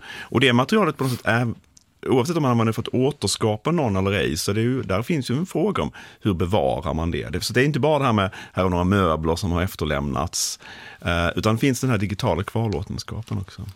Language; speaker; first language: Swedish; native; Swedish